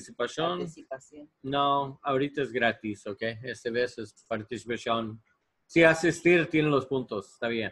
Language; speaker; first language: Spanish; non-native, learner; English